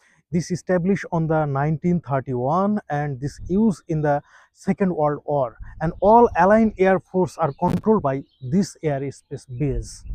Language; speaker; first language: English; non-native, local second language; Bangla